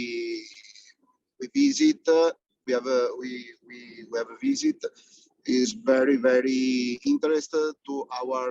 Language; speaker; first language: English; non-native, fluent; Italian